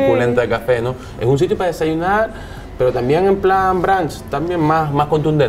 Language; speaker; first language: Spanish; native; Spanish